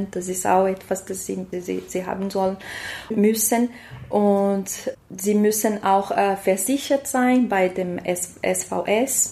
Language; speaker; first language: German; non-native, learner; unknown